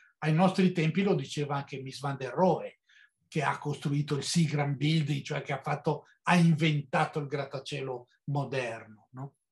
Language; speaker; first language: Italian; native; Italian